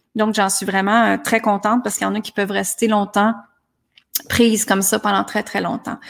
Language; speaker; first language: French; native; French